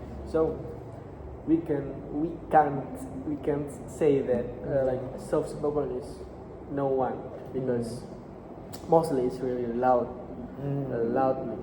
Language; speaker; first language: English; non-native, learner; Indonesian